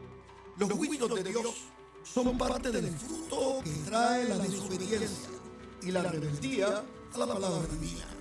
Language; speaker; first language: Spanish; native; Spanish